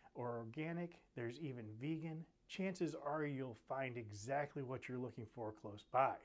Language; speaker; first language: English; native; English